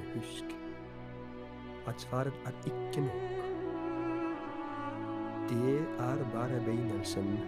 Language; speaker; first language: Norwegian; non-native, fluent; Polish